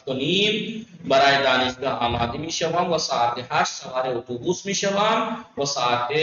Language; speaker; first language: Persian; non-native, fluent; Urdu